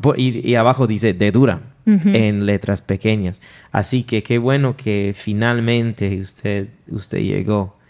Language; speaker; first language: Spanish; non-native, fluent; English